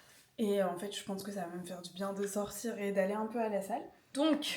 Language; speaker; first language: French; native; French